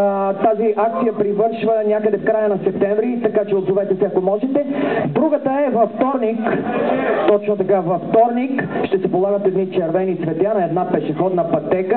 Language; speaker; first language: Bulgarian; native; Bulgarian